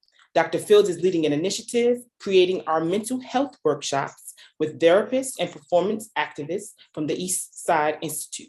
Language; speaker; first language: English; native; English